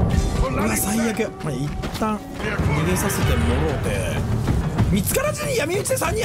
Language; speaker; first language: Japanese; native; Japanese